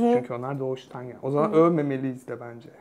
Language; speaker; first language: Turkish; native; Turkish